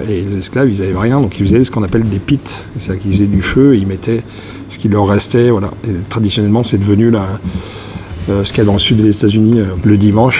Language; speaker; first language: French; native; French